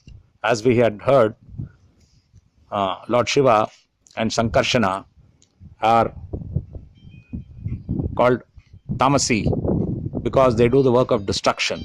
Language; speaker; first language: English; non-native, local second language; Tamil